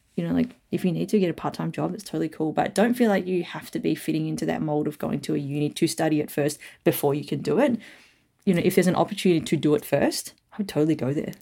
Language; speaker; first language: English; native; English